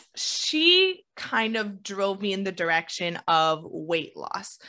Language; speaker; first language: English; native; English